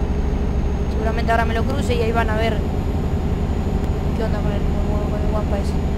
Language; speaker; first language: Spanish; native; Spanish